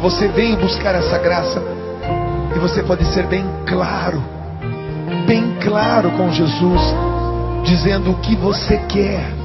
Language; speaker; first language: Portuguese; native; Portuguese